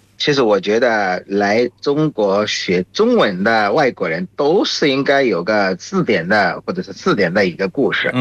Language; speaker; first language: Chinese; non-native, fluent; Bangla